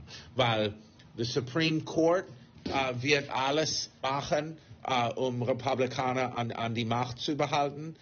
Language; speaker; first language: German; non-native, fluent; English